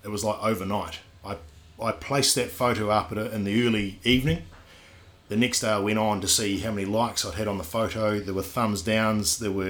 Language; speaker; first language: English; native; English